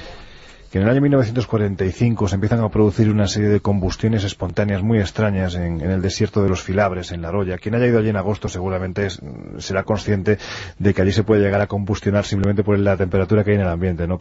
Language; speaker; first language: Spanish; native; Spanish